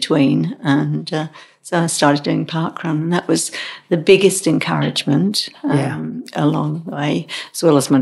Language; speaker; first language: English; native; English